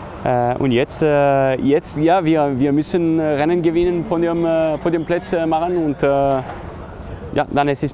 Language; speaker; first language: German; non-native, local second language; French